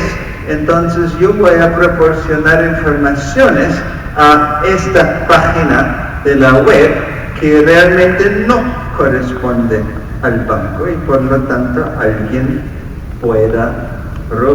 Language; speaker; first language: Spanish; non-native, fluent; English